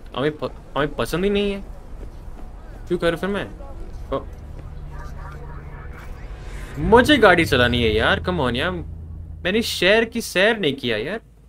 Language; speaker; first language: Hindi; non-native, local second language; English